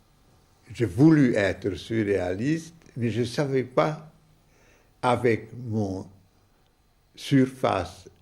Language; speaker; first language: French; non-native, fluent; Hungarian